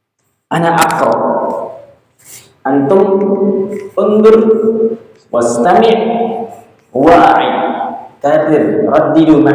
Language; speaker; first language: Arabic; non-native, fluent; Indonesian